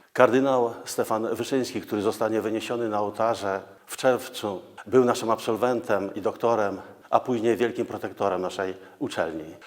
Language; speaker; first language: Polish; native; Polish